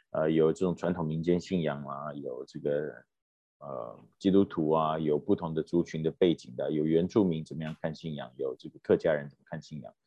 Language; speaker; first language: Chinese; native; Chinese